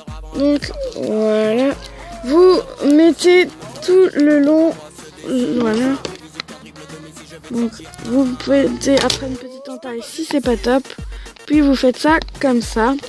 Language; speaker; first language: French; native; French